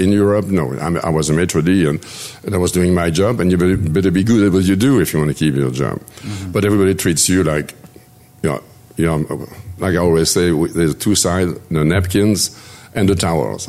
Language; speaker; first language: English; non-native, fluent; French